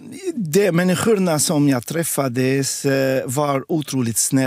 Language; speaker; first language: Swedish; non-native, fluent; Arabic